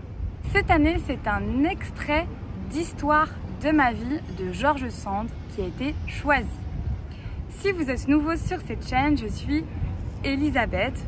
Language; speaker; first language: French; native; French